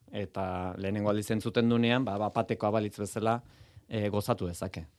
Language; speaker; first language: Basque; native; Basque